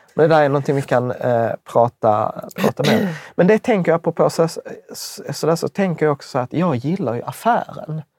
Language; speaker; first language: Swedish; early bilingual, other home language; Czech